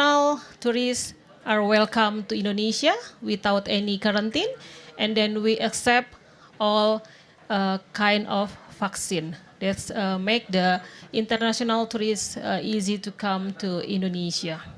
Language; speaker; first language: English; non-native, fluent; Indonesian